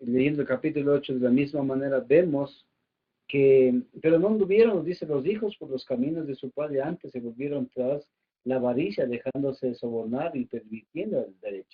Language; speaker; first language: Spanish; native; Spanish